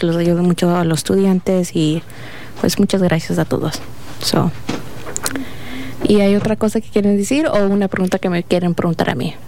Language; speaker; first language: Spanish; early bilingual, heritage; Spanish